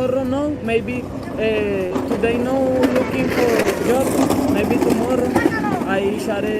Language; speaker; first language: English; non-native, learner; Spanish